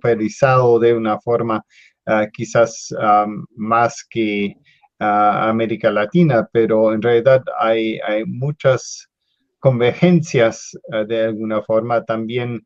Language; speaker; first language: Spanish; non-native, fluent; English